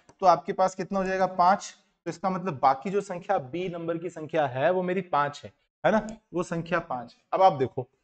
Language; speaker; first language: Hindi; native; Hindi